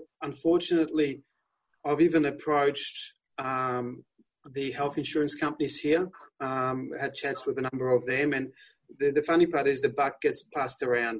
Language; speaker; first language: English; non-native, fluent; Polish